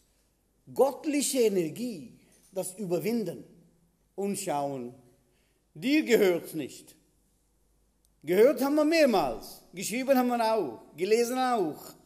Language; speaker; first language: German; non-native, fluent; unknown